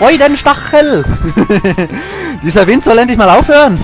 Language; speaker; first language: German; native; German